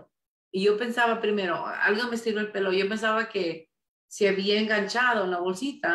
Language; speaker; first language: Spanish; early bilingual, heritage; Spanish